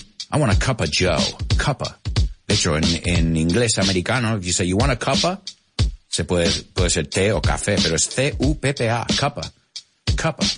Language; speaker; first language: Spanish; early bilingual, heritage; Spanish